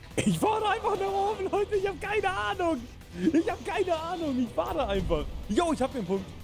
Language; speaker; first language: German; native; German